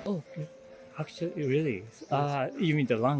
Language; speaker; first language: English; non-native, fluent; Japanese